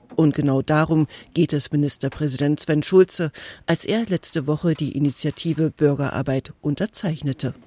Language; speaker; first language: German; native; German